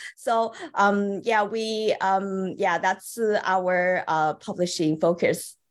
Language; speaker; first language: English; non-native, fluent; Chinese